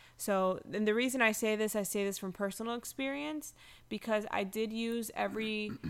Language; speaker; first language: English; native; English